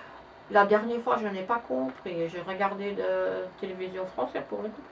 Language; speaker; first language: French; non-native, local second language; Dutch